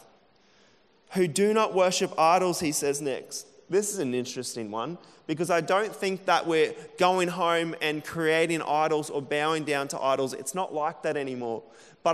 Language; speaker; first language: English; native; English